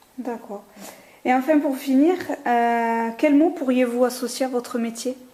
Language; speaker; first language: French; native; French